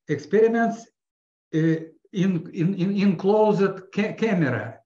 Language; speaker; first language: English; non-native, learner; Russian